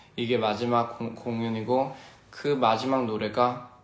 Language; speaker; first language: Korean; early bilingual, other home language; English